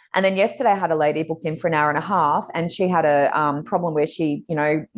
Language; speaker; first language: English; native; English